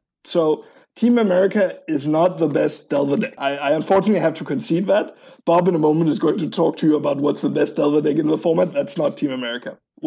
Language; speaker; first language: English; non-native, fluent; Danish